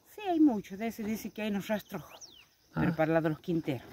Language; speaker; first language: Spanish; native; Spanish